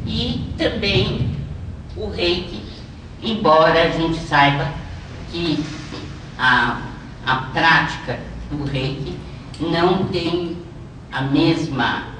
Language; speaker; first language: Portuguese; native; Portuguese